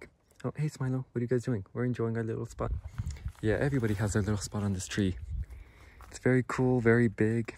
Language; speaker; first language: English; native; English